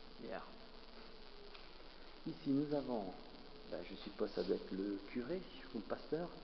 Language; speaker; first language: French; native; French